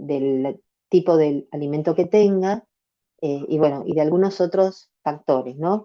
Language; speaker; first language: Spanish; native; Spanish